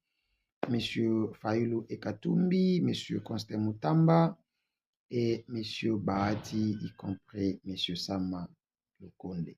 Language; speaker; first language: French; non-native, local second language; Lingala